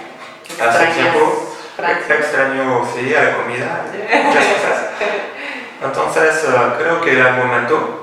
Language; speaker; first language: Spanish; non-native, fluent; French